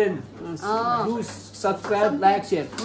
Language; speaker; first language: English; non-native, learner; Nepali